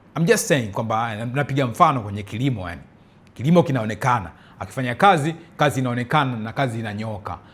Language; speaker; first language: Swahili; early bilingual, heritage; Swahili